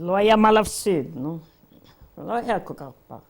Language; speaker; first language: Hebrew; non-native, fluent; Yiddish